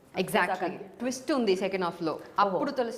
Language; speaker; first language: Telugu; non-native, learner; Tamil